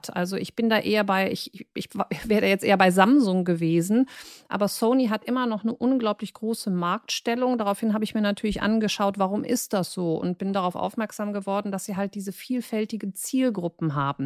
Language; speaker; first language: German; native; German